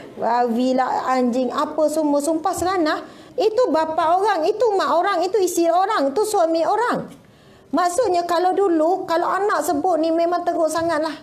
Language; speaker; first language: Malay; native; Malay